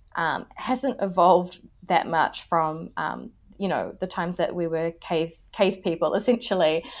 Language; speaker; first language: English; native; English